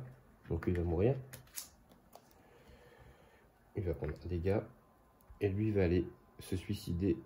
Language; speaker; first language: French; native; French